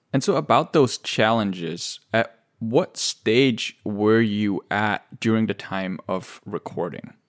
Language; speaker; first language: English; native; English